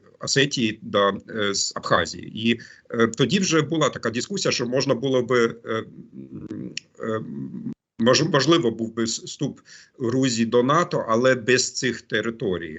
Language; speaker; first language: Ukrainian; non-native, fluent; German